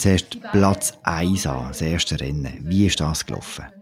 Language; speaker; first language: German; native; German